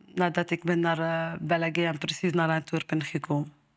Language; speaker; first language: Dutch; non-native, learner; Arabic